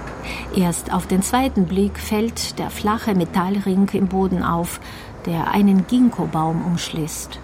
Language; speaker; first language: German; native; German